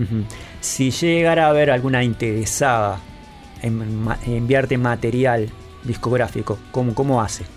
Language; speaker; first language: Spanish; native; Spanish